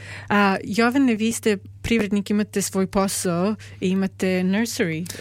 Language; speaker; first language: Serbian; native; Serbian